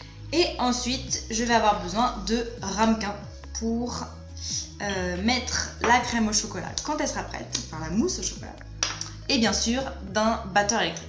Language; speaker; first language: French; native; French